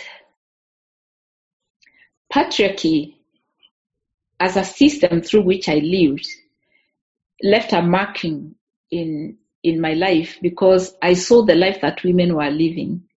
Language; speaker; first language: English; non-native, local second language; Meru